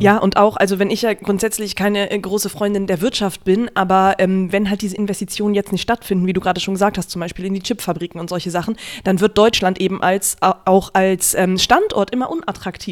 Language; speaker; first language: German; native; German